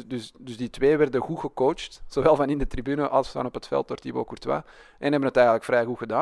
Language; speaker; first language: Dutch; native; Dutch